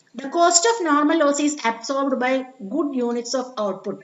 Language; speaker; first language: English; non-native, local second language; Malayalam